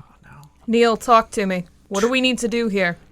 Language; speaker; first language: English; native; English